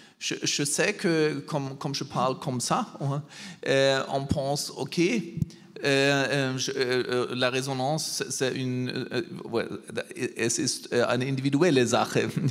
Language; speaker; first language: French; non-native, learner; German